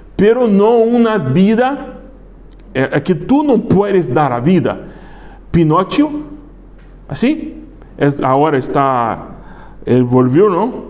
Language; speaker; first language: Spanish; non-native, learner; Portuguese